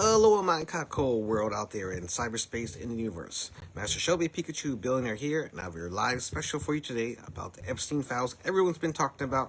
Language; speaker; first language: English; native; English